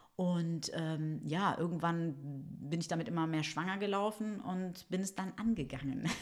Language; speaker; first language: German; early bilingual, other home language; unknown